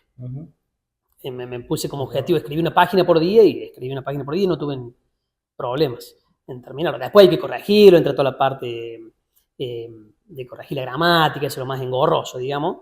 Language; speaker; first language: Spanish; native; Spanish